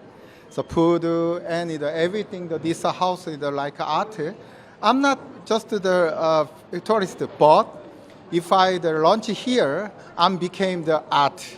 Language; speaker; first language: English; non-native, learner; Korean